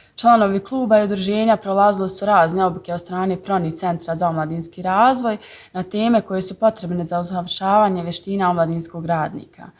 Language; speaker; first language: Bosnian; native; Bosnian